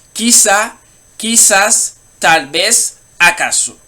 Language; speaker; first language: Spanish; non-native, learner; Haitian Creole